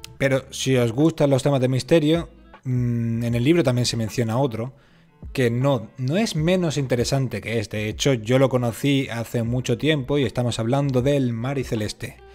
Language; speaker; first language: Spanish; native; Spanish